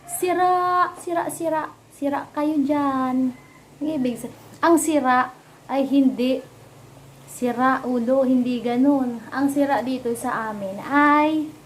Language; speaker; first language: Filipino; non-native, local second language; Bikol